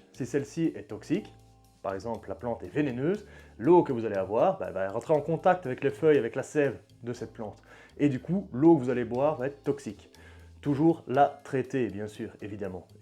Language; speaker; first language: French; native; French